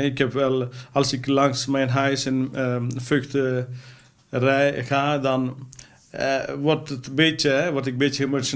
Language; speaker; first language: Dutch; non-native, fluent; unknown